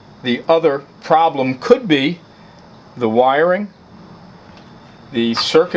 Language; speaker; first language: English; native; English